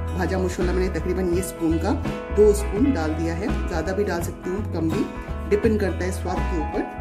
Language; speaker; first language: Hindi; non-native, local second language; Bangla